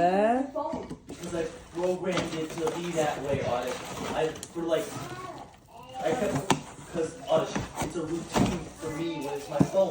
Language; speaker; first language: English; early bilingual, other home language; Uzbek